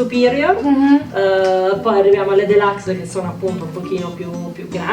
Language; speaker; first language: Italian; native; Italian